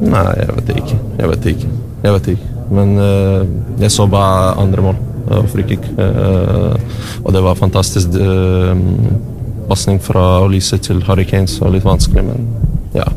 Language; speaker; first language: Norwegian; non-native, learner; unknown